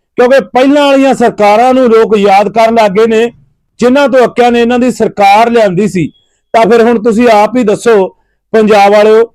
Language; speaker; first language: Punjabi; native; Punjabi